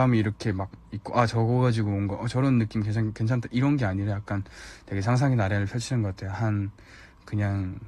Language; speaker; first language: Korean; native; Korean